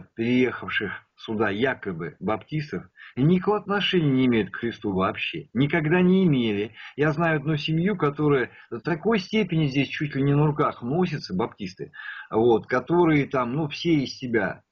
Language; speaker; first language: Russian; native; Russian